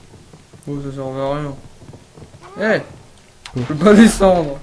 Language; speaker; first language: French; native; French